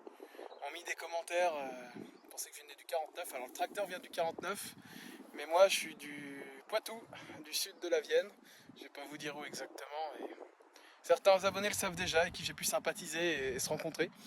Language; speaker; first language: French; native; French